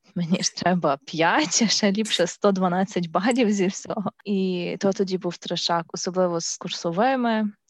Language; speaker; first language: Ukrainian; native; Ukrainian